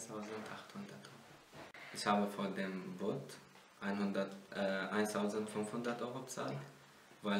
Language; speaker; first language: German; non-native, learner; Arabic